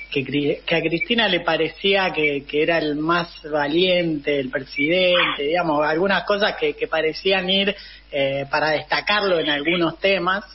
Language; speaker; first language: Spanish; native; Spanish